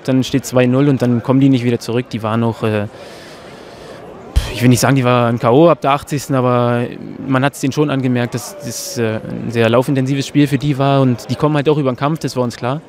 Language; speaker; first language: German; native; German